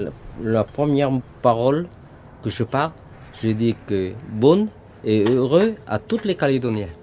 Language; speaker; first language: French; non-native, local second language; Vietnamese